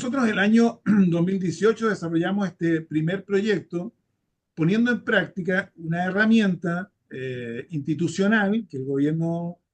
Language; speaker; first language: Spanish; native; Spanish